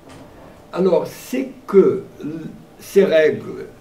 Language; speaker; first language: French; non-native, fluent; Portuguese